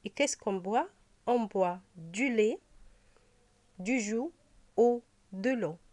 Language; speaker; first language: French; non-native, fluent; Arabic